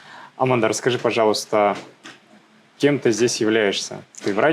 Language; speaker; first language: Russian; native; Russian